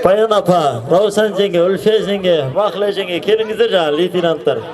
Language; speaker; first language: Kazakh; native; Kazakh